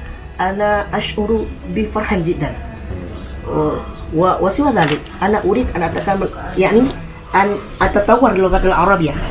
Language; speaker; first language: Arabic; non-native, learner; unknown